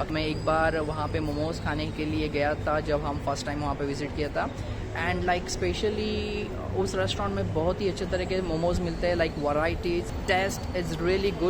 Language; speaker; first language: Hindi; non-native, local second language; Marathi